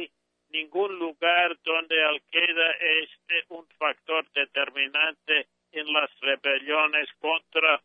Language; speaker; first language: Spanish; non-native, fluent; English